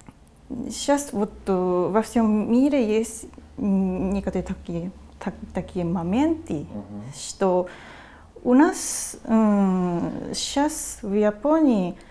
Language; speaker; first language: Russian; non-native, fluent; Japanese